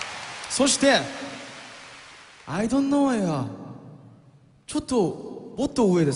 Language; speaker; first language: Japanese; non-native, learner; Korean